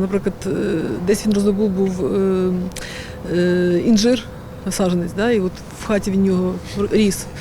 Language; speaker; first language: Ukrainian; native; Ukrainian